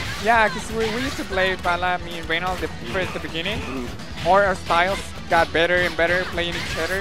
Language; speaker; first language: English; non-native, learner; Spanish